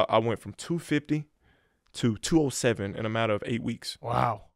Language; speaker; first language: English; native; English